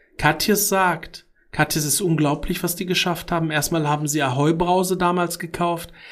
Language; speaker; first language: German; early bilingual, other home language; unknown